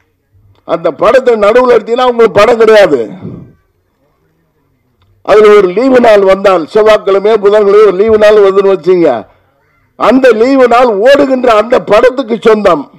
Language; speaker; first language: Tamil; native; Tamil